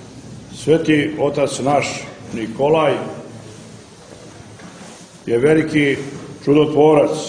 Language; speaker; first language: Croatian; native; Croatian